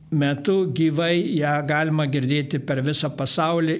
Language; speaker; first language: Lithuanian; early bilingual, heritage; Lithuanian